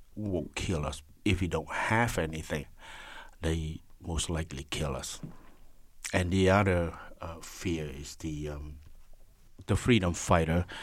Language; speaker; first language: English; non-native, learner; Khmer